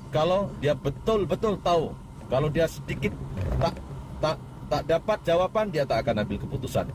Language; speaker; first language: Malay; non-native, local second language; Javanese